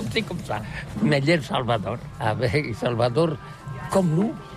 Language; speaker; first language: French; non-native, learner; Catalan